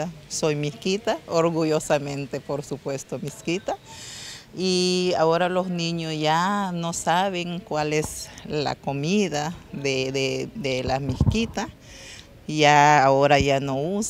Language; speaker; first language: Spanish; non-native, local second language; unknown